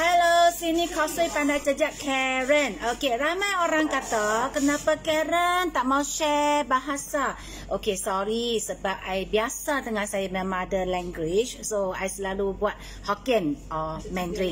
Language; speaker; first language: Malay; non-native, local second language; Min Nan Chinese